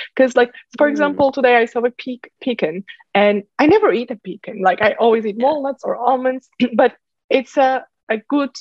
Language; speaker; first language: English; non-native, fluent; Turkish